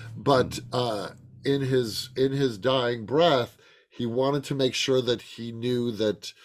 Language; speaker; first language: English; native; English